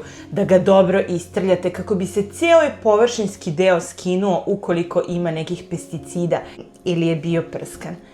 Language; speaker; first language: Serbian; native; Serbian